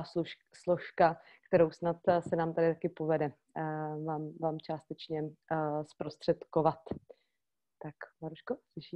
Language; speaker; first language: Czech; native; Czech